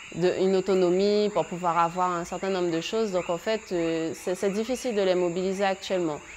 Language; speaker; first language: French; native; French